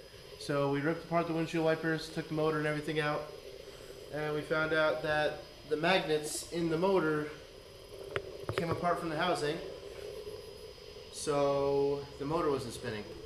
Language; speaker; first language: English; native; English